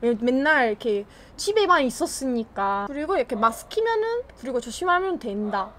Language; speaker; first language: Korean; non-native, fluent; Italian